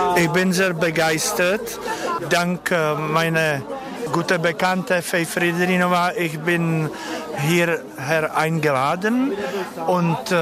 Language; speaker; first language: German; non-native, fluent; Czech